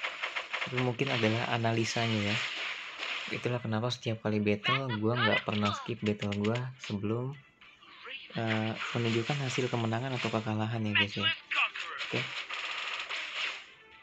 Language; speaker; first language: Indonesian; native; Indonesian